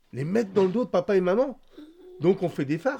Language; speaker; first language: French; native; French